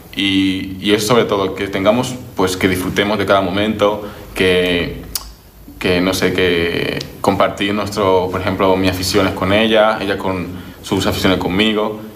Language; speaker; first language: Spanish; native; Spanish